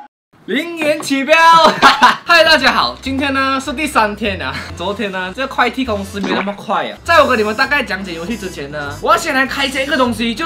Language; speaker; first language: Chinese; native; Chinese